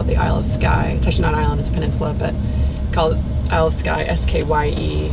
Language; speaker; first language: English; native; English